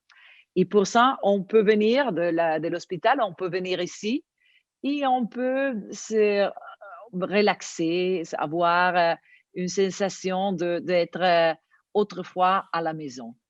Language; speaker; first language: French; non-native, learner; Italian